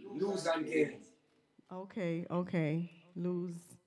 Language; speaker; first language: English; native; English